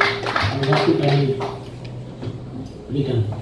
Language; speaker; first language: Indonesian; native; Indonesian